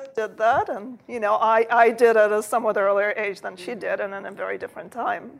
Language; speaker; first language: English; early bilingual, other home language; Russian